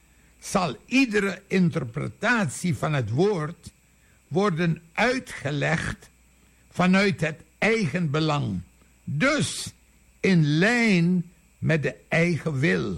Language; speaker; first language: Dutch; native; Dutch